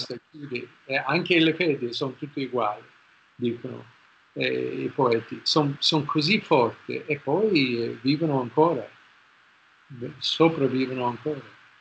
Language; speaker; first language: Italian; non-native, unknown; English